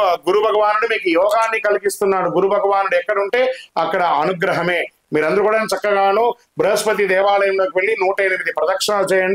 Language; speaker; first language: Telugu; native; Telugu